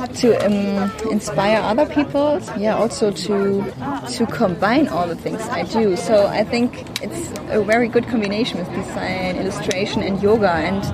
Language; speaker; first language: English; non-native, learner; German